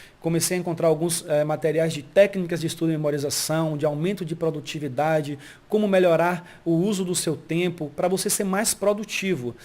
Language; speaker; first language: Portuguese; early bilingual, heritage; Portuguese